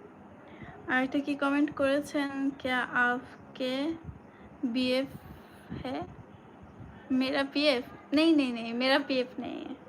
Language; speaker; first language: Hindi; non-native, learner; Bangla